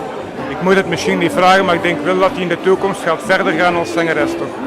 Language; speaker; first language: Dutch; native; Dutch